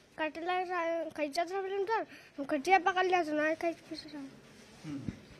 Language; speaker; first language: Hindi; native; Hindi